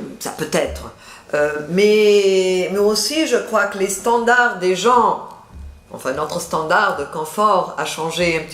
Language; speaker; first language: French; non-native, fluent; Portuguese